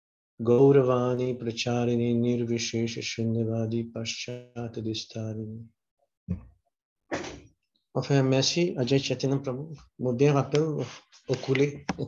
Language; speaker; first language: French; non-native, local second language; Morisyen